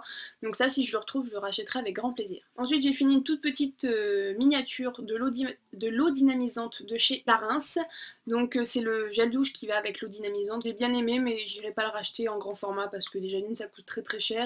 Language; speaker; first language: French; native; French